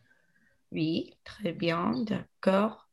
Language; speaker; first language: French; non-native, learner; English